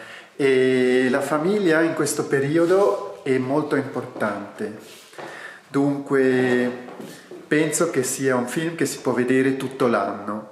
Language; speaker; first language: Italian; non-native, fluent; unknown